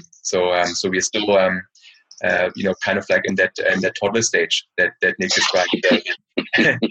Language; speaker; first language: English; non-native, fluent; German